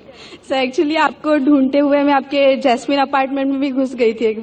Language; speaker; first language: Hindi; native; Hindi